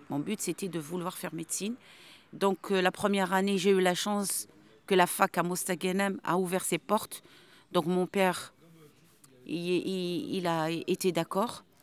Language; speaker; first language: French; non-native, local second language; Arabic